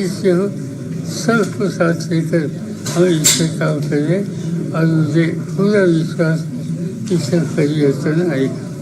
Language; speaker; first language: Hindi; non-native, local second language; Marathi